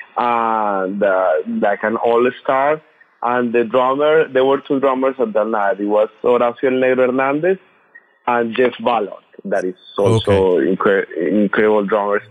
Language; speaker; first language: English; non-native, fluent; Spanish